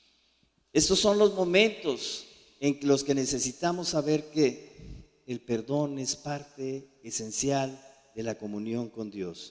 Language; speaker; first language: Spanish; native; Spanish